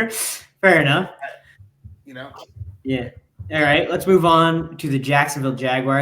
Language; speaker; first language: English; native; English